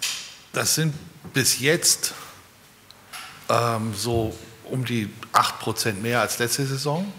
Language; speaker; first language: German; native; German